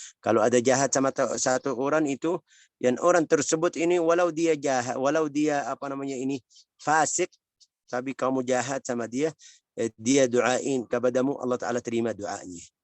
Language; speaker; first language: Indonesian; non-native, learner; Arabic